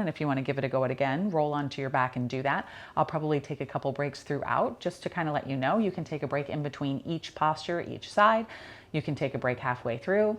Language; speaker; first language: English; native; English